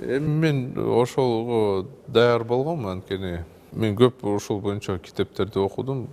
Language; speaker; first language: Kyrgyz; non-native, local second language; Russian